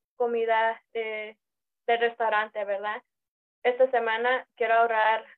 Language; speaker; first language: Spanish; early bilingual, heritage; Spanish